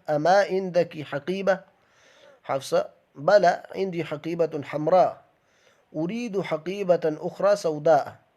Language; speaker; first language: Arabic; non-native, fluent; Urdu